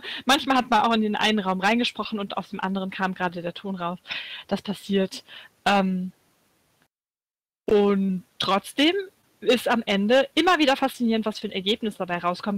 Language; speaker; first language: German; native; German